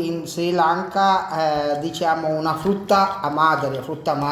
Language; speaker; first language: Italian; non-native, learner; Sinhala